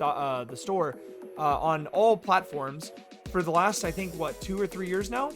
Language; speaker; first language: English; native; English